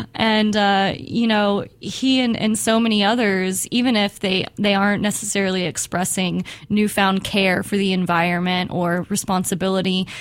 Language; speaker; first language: English; native; English